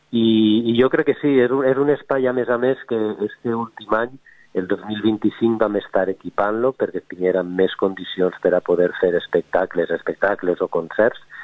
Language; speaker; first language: Catalan; native; Catalan